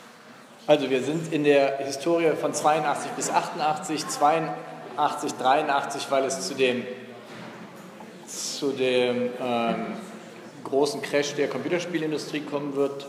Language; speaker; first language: German; native; German